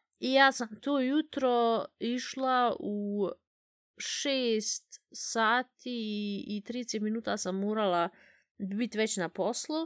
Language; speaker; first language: Bosnian; early bilingual, heritage; Bosnian